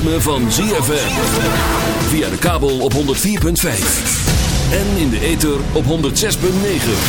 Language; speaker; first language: Dutch; native; Dutch